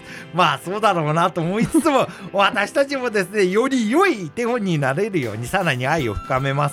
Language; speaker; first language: Japanese; native; Japanese